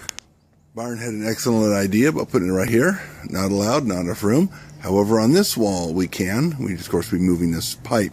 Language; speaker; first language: English; native; English